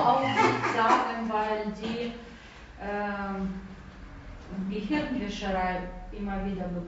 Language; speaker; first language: German; non-native, fluent; Russian